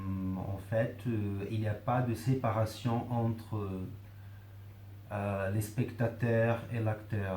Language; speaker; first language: French; non-native, fluent; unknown